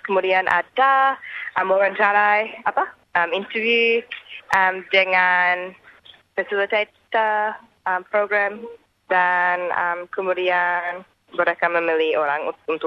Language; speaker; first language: Indonesian; non-native, learner; English